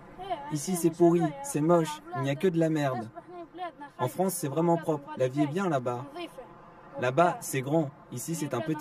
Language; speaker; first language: French; non-native, local second language; Arabic